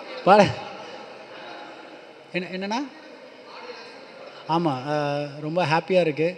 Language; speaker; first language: Tamil; native; Tamil